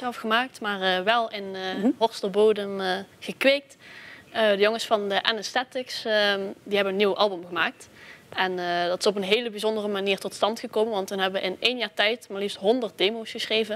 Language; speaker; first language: Dutch; native; Dutch